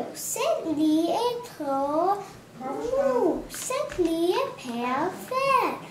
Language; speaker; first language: French; non-native, learner; English